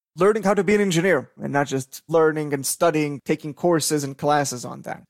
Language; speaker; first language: English; non-native, fluent; Hebrew